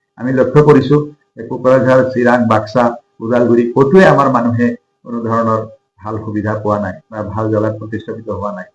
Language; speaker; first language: Assamese; non-native, local second language; Hindi